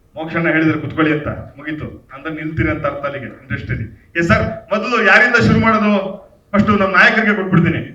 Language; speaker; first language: Kannada; native; Kannada